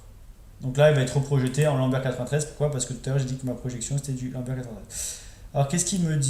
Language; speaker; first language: French; native; French